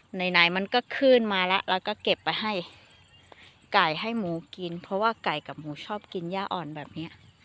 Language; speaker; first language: Thai; non-native, local second language; Hmong